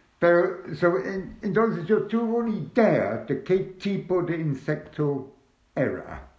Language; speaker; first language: Spanish; non-native, learner; English